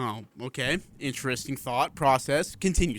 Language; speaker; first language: English; native; English